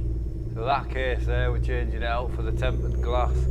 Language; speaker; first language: English; native; English